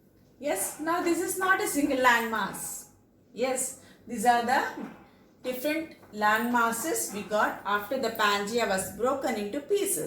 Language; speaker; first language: English; non-native, local second language; Telugu